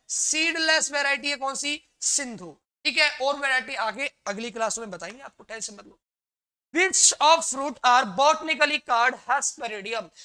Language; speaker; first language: Hindi; native; Hindi